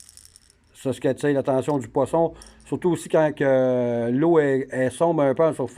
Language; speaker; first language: French; native; French